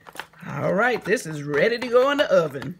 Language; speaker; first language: English; native; English